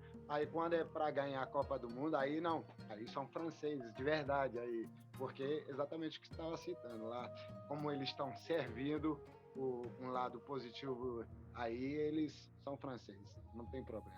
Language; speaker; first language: Portuguese; non-native, fluent; French